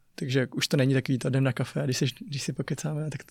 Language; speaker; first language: Czech; early bilingual, other home language; Chinese